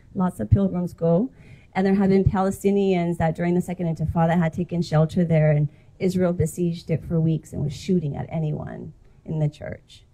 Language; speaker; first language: English; native; English